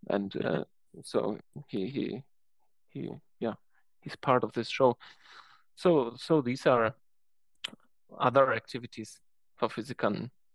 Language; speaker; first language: English; non-native, fluent; German